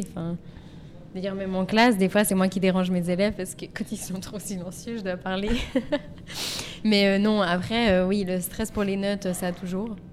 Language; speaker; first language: French; native; French